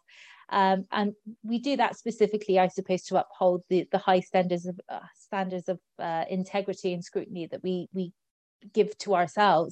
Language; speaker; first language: English; native; English